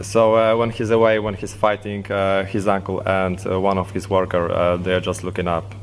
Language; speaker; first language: English; non-native, fluent; Polish